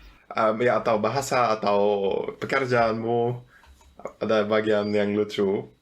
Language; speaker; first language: Indonesian; non-native, fluent; German